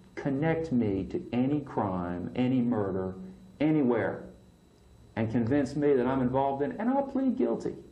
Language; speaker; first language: English; native; English